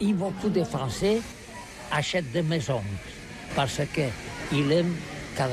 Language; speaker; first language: French; non-native, learner; Catalan